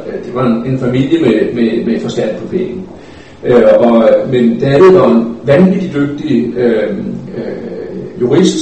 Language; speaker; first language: Danish; native; Danish